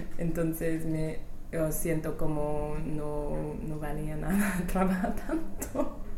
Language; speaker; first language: Spanish; non-native, fluent; English